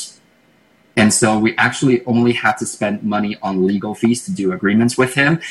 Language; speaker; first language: English; non-native, fluent; Chinese